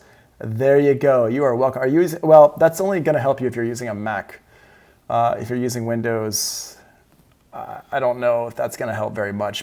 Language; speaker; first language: English; native; English